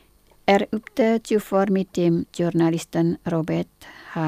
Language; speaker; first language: German; non-native, fluent; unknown